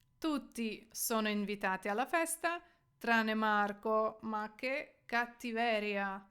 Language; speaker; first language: Italian; non-native, fluent; Ukrainian